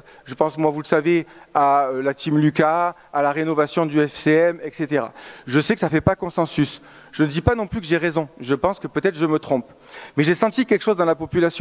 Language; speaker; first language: French; native; French